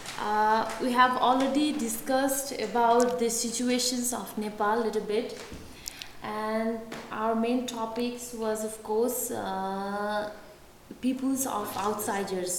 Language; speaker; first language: English; non-native, fluent; Nepali